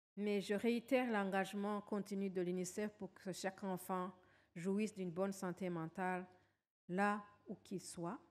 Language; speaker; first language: French; non-native, local second language; Rundi